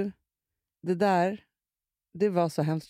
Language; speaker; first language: Swedish; native; Swedish